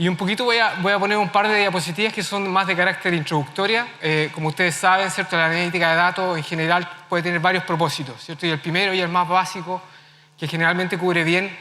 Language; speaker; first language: Spanish; native; Spanish